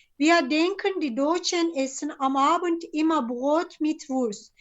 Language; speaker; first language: German; non-native, fluent; Turkish